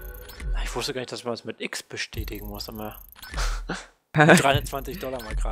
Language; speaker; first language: German; native; German